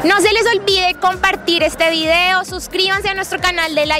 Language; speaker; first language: Spanish; native; Spanish